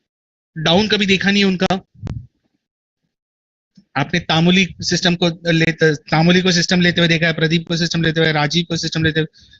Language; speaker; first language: Hindi; native; Hindi